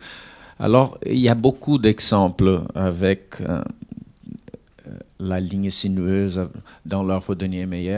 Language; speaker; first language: French; non-native, fluent; Portuguese